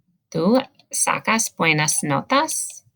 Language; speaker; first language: Spanish; non-native, learner; English